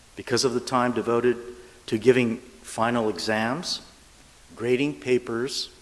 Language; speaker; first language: English; native; English